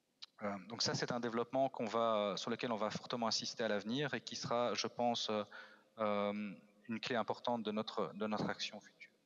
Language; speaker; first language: French; native; French